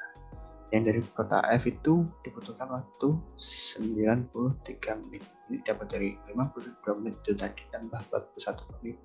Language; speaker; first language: Indonesian; native; Indonesian